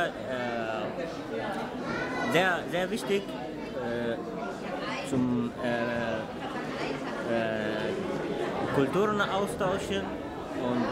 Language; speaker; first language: German; non-native, learner; Arabic